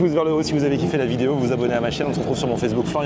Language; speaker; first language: French; native; French